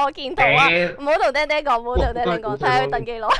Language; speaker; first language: Chinese; native; Chinese